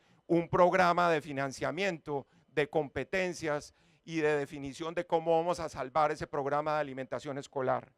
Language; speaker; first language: Spanish; native; Spanish